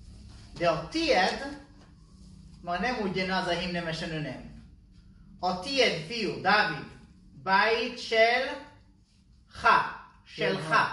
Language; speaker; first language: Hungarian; non-native, learner; Hebrew